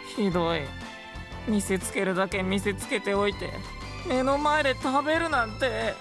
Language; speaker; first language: Japanese; native; Japanese